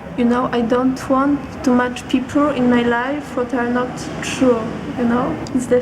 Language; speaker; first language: English; non-native, learner; Polish